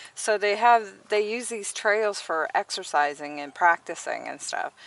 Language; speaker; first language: English; native; English